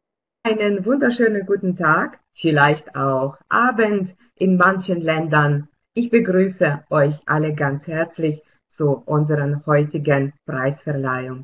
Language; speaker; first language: German; non-native, fluent; Russian